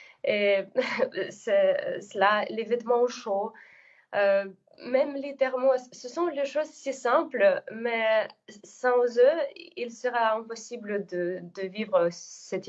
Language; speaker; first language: French; non-native, fluent; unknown